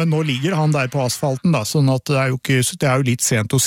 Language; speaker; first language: Norwegian; native; Norwegian